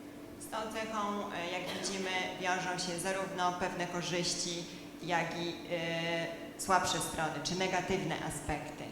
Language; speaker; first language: Polish; native; Polish